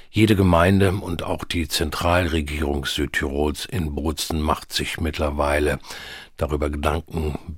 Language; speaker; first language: German; native; German